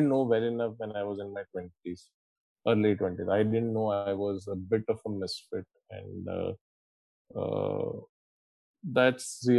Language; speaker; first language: English; non-native, local second language; Gujarati